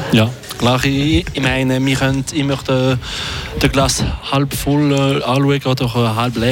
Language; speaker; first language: German; non-native, local second language; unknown